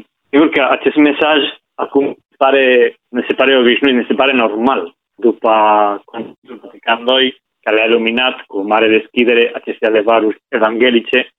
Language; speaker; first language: Romanian; non-native, fluent; Spanish